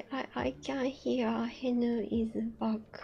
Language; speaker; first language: English; non-native, learner; Japanese